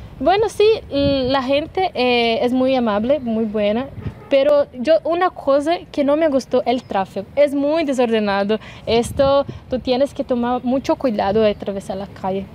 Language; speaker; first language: Spanish; non-native, learner; Portuguese